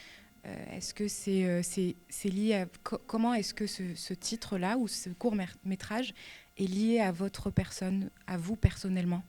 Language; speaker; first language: French; native; French